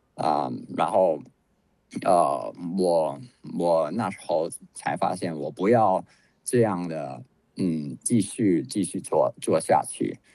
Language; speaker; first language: Chinese; non-native, fluent; English